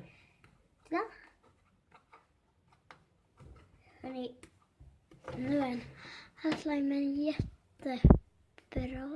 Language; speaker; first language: Swedish; early bilingual, other home language; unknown